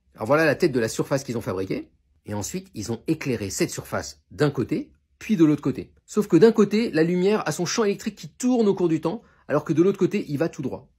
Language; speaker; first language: French; native; French